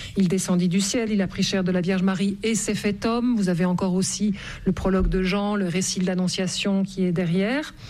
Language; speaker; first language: French; native; French